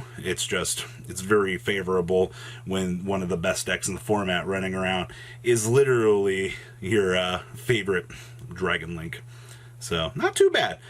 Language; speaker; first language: English; native; English